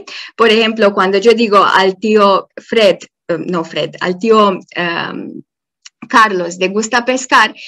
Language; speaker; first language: Spanish; non-native, fluent; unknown